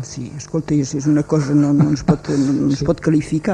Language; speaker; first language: Catalan; native; Catalan